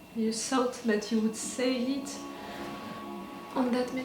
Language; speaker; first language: English; non-native, fluent; French